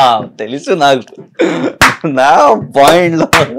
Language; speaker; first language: Telugu; non-native, learner; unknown